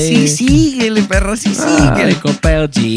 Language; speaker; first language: Spanish; early bilingual, other home language; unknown